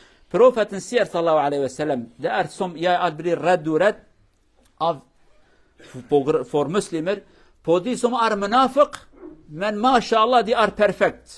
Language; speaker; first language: Norwegian; non-native, learner; Kurdish